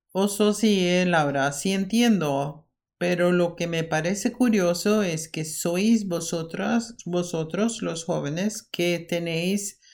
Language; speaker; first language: Spanish; non-native, fluent; Norwegian